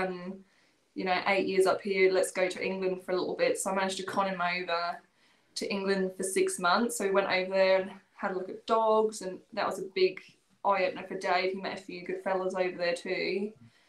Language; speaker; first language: English; native; English